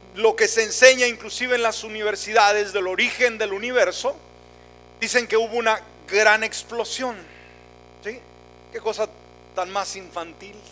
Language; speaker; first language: Spanish; native; Spanish